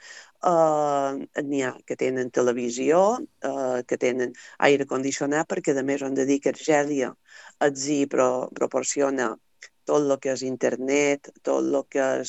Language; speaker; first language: Catalan; native; Catalan